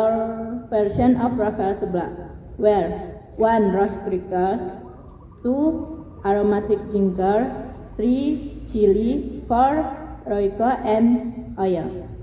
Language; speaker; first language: English; non-native, learner; Indonesian